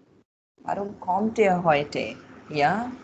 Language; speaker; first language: German; non-native, fluent; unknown